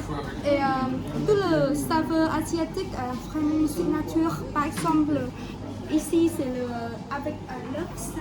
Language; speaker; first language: French; non-native, learner; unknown